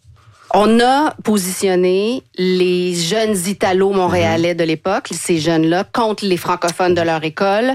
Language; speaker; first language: French; native; French